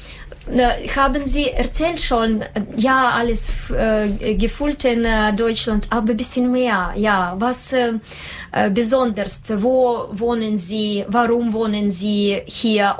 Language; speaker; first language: German; non-native, learner; Russian